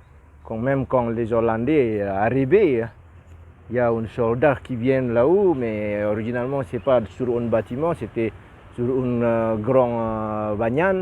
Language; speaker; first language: French; non-native, learner; Indonesian